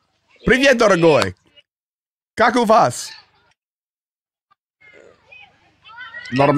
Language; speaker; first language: Russian; non-native, learner; English